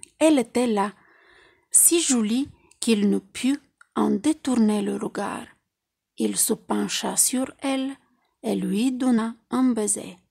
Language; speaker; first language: French; non-native, fluent; Bulgarian